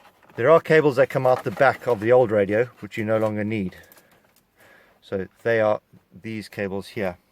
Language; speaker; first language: English; native; English